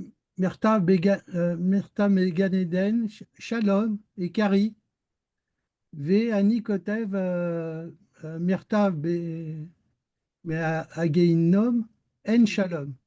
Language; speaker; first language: Hebrew; non-native, learner; French